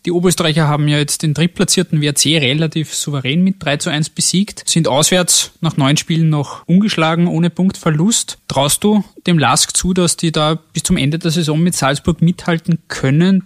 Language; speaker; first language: German; native; German